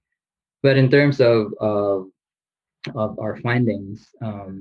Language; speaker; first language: English; non-native, local second language; Bikol